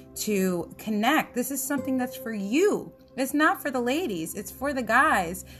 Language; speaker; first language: English; early bilingual, other home language; Italian